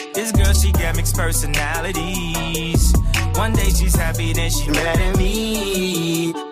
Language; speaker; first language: French; non-native, fluent; English